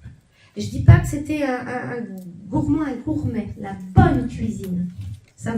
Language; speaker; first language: French; native; French